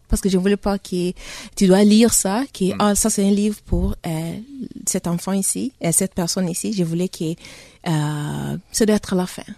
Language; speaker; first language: French; early bilingual, heritage; French